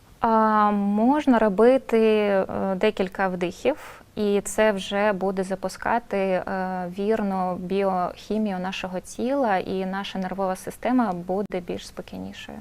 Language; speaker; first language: Ukrainian; non-native, local second language; Russian